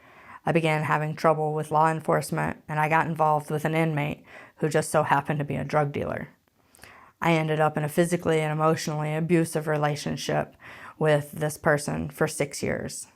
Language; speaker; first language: English; native; English